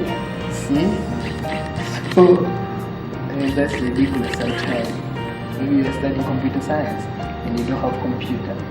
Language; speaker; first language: English; non-native, local second language; Swahili